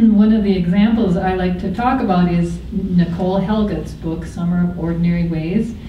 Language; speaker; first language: English; native; English